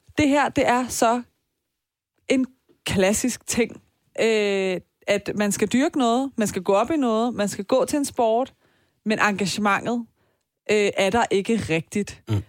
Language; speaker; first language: Danish; early bilingual, other home language; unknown